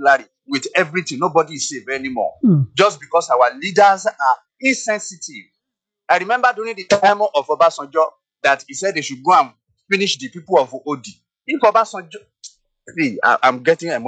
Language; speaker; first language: English; non-native, local second language; Yoruba